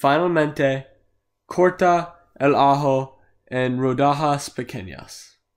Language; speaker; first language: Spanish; non-native, learner; English